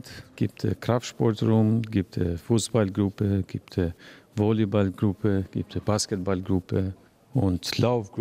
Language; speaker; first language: German; non-native, learner; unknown